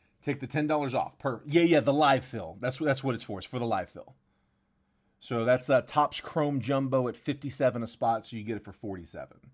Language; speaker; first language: English; native; English